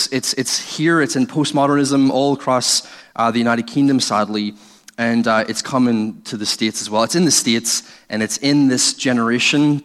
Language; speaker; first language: English; native; English